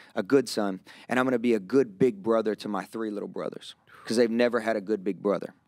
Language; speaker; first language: English; native; English